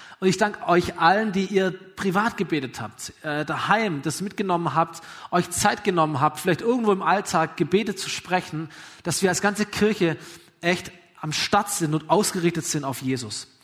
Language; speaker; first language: German; native; German